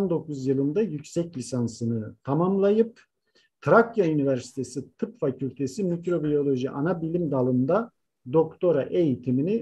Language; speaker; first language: Turkish; native; Turkish